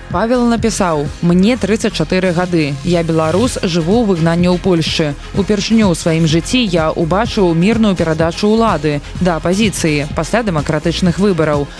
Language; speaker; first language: Belarusian; native; Belarusian